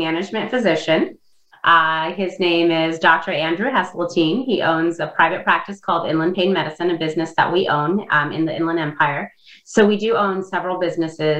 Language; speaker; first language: English; non-native, fluent; Indonesian